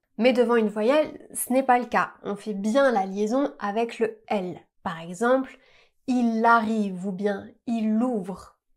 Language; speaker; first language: French; native; French